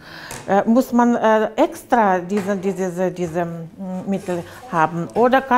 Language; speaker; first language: German; non-native, fluent; Russian